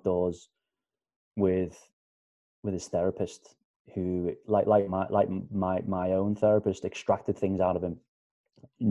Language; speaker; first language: English; native; English